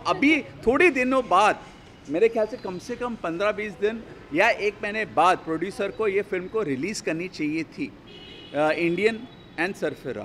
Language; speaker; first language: Hindi; native; Hindi